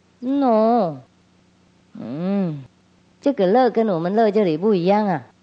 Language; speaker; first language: Chinese; non-native, fluent; Vietnamese